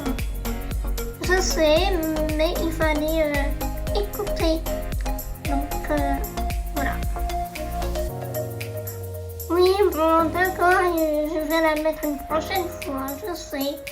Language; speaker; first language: French; native; French